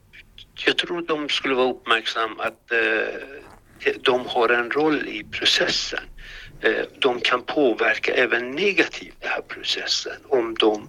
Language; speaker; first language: Swedish; non-native, fluent; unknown